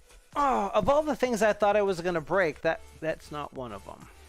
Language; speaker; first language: English; native; English